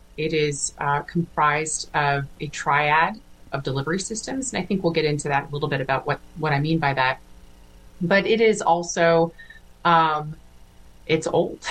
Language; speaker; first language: English; native; English